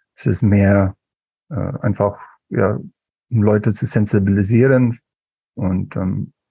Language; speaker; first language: German; non-native, fluent; English